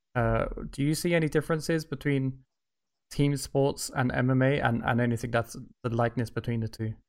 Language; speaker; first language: English; native; English